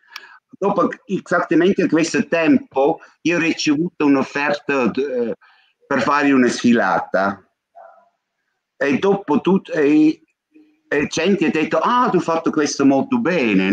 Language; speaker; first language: Italian; non-native, learner; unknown